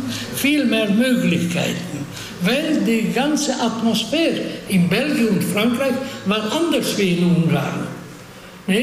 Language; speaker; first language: German; non-native, fluent; Hungarian